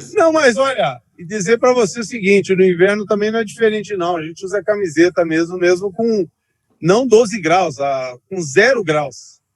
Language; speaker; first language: Portuguese; native; Portuguese